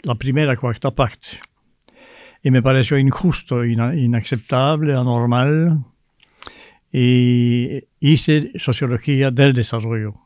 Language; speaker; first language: Spanish; non-native, fluent; French